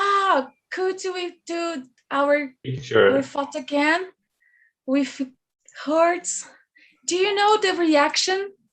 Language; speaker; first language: English; non-native, learner; Portuguese